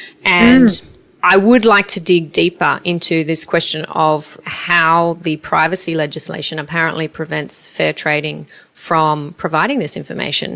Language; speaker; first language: English; native; English